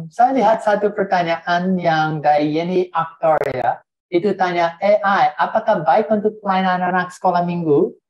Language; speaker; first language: Indonesian; non-native, fluent; English